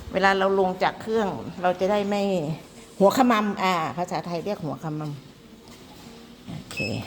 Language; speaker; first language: Thai; non-native, local second language; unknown